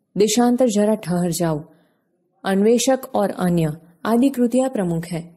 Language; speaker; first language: Hindi; non-native, local second language; Gujarati